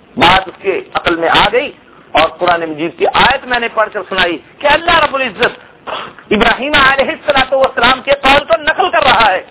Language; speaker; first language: Urdu; non-native, local second language; Punjabi